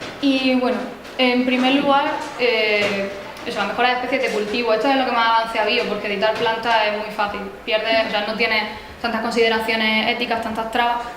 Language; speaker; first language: Spanish; native; Spanish